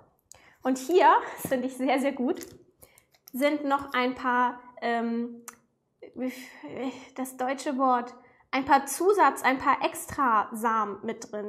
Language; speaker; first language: German; native; German